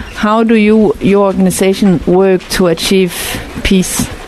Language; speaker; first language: English; non-native, fluent; Danish